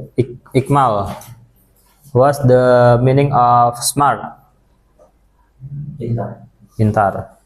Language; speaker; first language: English; non-native, fluent; Indonesian